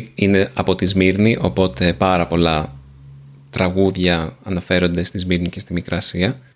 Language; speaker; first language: Greek; native; Greek